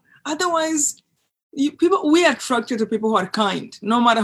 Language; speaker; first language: English; non-native, local second language; Kinyarwanda